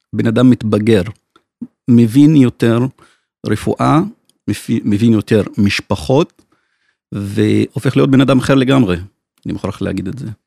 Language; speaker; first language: Hebrew; non-native, local second language; Arabic